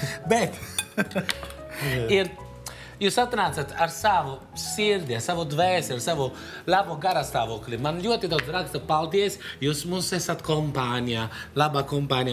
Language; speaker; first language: Latvian; non-native, fluent; Italian